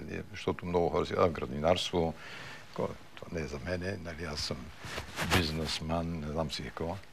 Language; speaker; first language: Bulgarian; early bilingual, heritage; Bulgarian